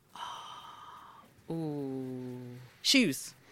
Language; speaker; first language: English; early bilingual, other home language; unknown